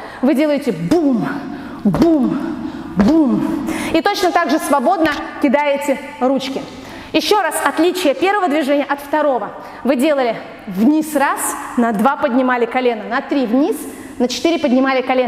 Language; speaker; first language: Russian; native; Russian